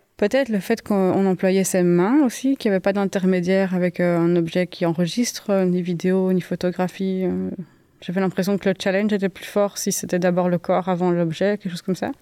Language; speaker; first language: French; native; French